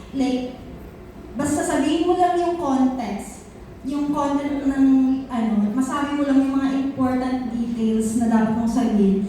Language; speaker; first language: Filipino; native; Filipino